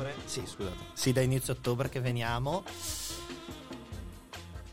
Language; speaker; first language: Italian; native; Italian